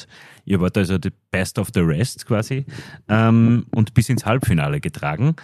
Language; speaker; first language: German; native; German